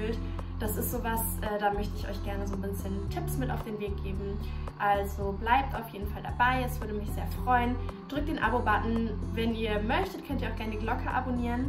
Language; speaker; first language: German; native; German